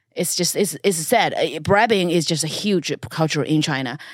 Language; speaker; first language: English; non-native, fluent; Chinese